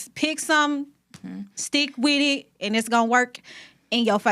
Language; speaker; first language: English; native; English